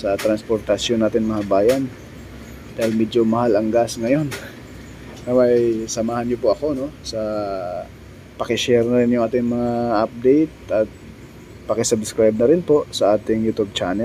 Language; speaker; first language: Filipino; native; Filipino